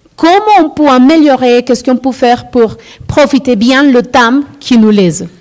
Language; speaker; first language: French; non-native, fluent; Spanish